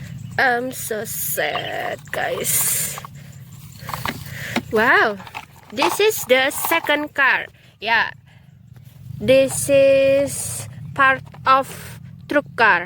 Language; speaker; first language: English; non-native, learner; Indonesian